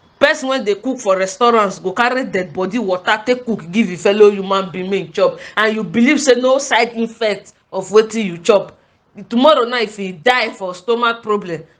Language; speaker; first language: Nigerian Pidgin; native; Nigerian Pidgin